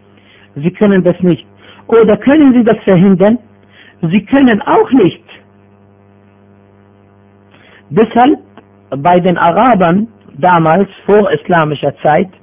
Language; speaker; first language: German; non-native, fluent; Arabic